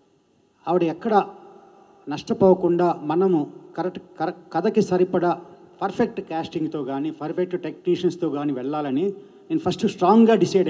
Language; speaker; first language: Telugu; native; Telugu